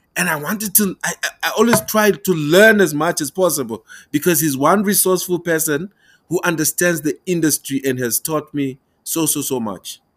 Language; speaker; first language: English; non-native, local second language; Tumbuka